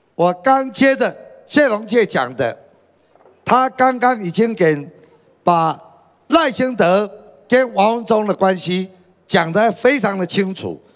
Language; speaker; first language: Chinese; native; Chinese